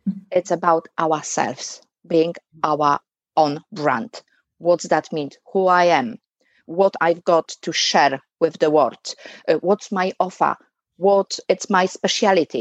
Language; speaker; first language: English; non-native, fluent; Polish